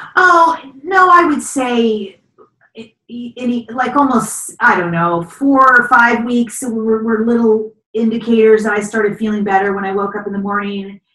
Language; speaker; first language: English; native; English